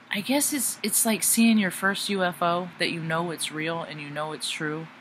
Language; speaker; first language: English; native; English